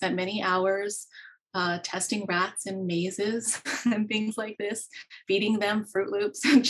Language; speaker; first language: English; native; English